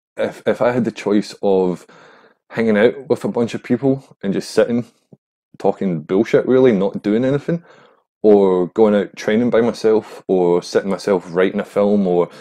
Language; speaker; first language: English; native; English